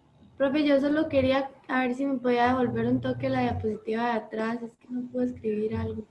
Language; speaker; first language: Spanish; native; Spanish